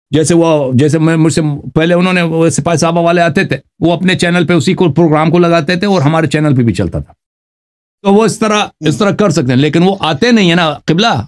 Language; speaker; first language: Urdu; non-native, fluent; Persian